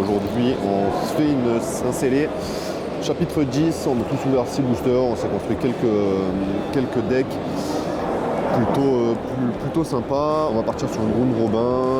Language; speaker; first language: French; native; French